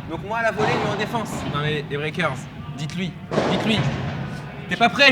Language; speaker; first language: French; native; French